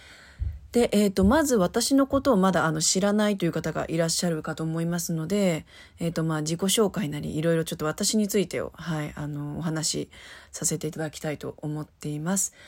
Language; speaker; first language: Japanese; native; Japanese